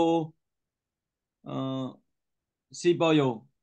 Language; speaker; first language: Korean; non-native, learner; Vietnamese